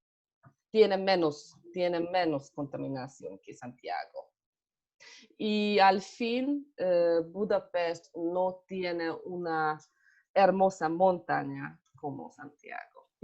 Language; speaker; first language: Spanish; non-native, learner; Hungarian